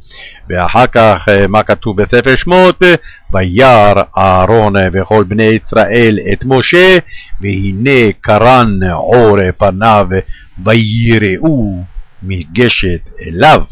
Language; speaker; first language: Hebrew; native; Hebrew